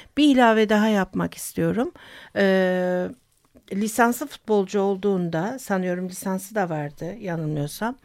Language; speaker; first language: Turkish; native; Turkish